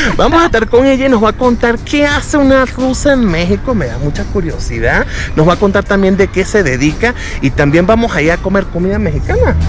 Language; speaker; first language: Spanish; native; Spanish